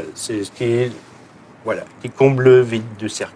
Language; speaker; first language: French; native; French